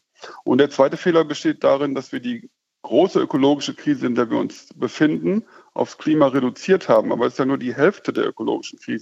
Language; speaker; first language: German; native; German